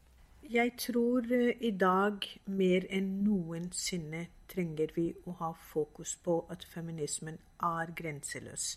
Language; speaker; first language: Norwegian; non-native, fluent; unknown